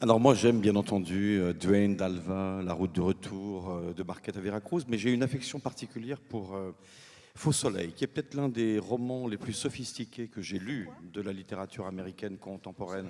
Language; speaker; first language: French; native; French